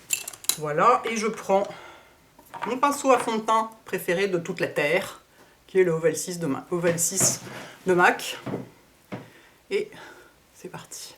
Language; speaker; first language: French; native; French